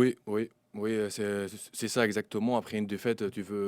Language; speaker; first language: French; non-native, local second language; Arabic